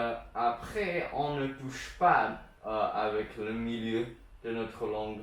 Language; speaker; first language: French; non-native, learner; Chinese